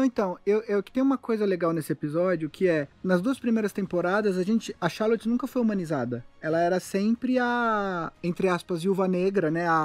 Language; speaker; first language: Portuguese; native; Portuguese